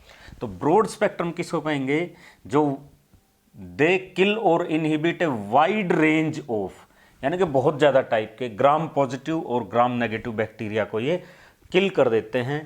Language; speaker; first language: Hindi; native; Hindi